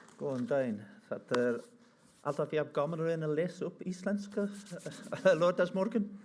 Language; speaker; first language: Icelandic; non-native, fluent; English